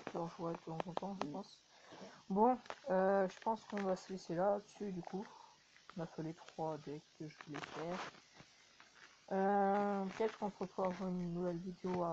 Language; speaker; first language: French; native; French